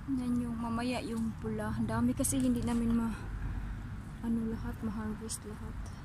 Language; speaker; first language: Filipino; native; Filipino